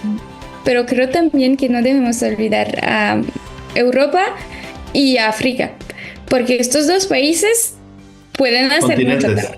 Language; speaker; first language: Spanish; non-native, fluent; French